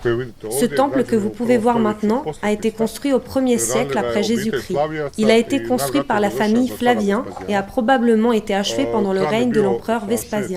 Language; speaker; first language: French; native; French